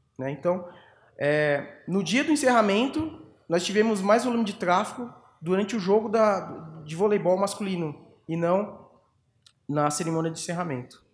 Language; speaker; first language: Portuguese; native; Portuguese